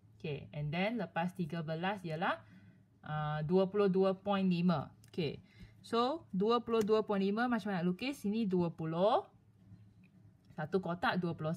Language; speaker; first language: Malay; non-native, local second language; Chinese